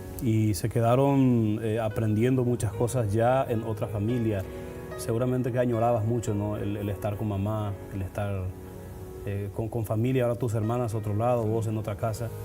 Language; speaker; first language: Spanish; native; Spanish